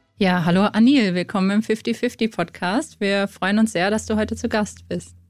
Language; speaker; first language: German; native; German